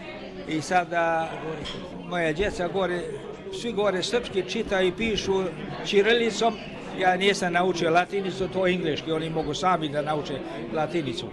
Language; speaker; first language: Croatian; early bilingual, heritage; Serbian